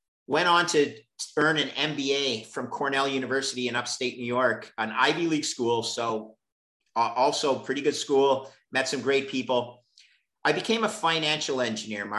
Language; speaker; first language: English; native; English